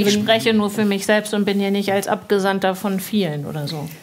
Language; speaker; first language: German; native; German